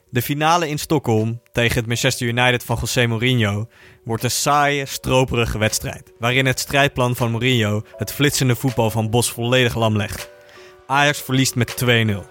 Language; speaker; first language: Dutch; native; Dutch